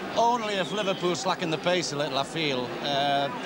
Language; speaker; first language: English; native; English